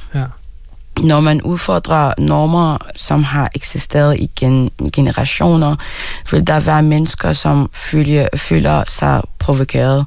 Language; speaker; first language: Danish; non-native, fluent; Arabic